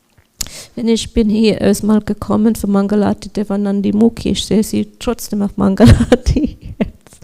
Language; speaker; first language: German; non-native, learner; English